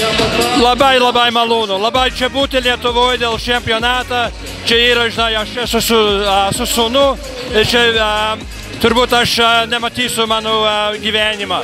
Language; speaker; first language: Lithuanian; early bilingual, heritage; Lithuanian